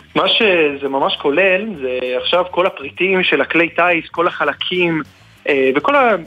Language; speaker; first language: Hebrew; non-native, fluent; English